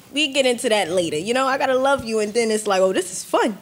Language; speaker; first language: English; native; English